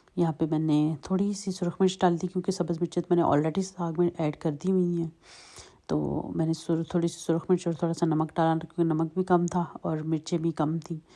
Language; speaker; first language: Urdu; native; Urdu